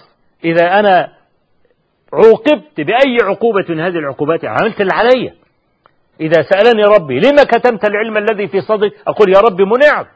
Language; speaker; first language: Arabic; native; Arabic